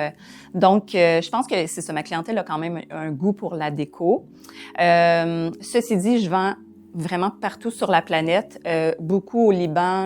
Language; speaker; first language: French; native; French